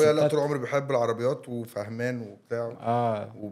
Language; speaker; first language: Arabic; native; Arabic